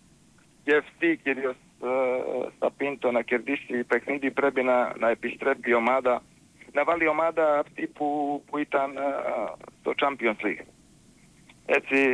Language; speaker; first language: Greek; non-native, fluent; Serbian